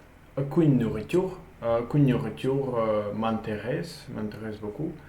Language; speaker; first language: French; non-native, learner; Russian